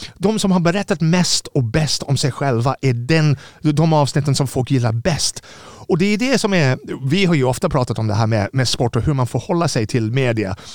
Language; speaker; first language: Swedish; non-native, fluent; English